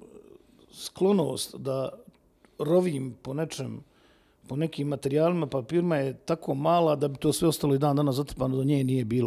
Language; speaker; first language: Serbian; native; Serbian